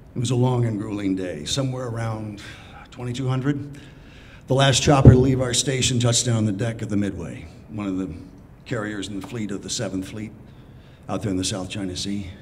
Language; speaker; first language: English; native; English